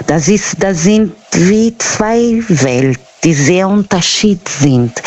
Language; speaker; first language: German; non-native, fluent; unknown